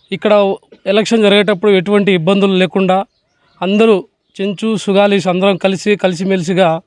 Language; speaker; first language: Telugu; non-native, local second language; Lambadi